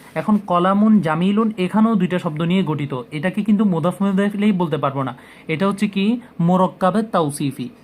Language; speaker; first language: Bangla; native; Bangla